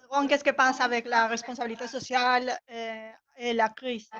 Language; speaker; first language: French; non-native, learner; Spanish